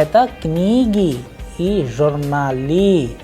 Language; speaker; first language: Russian; non-native, fluent; Hindi